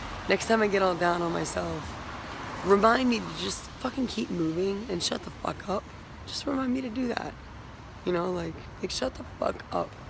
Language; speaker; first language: English; native; English